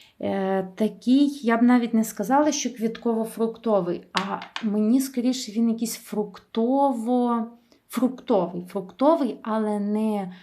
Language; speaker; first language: Ukrainian; native; Ukrainian